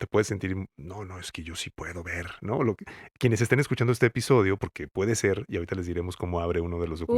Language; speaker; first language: Spanish; native; Spanish